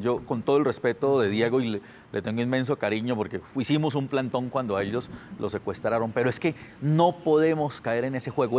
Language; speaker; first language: Spanish; native; Spanish